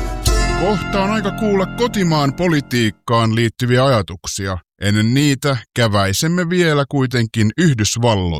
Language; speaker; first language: Finnish; native; Finnish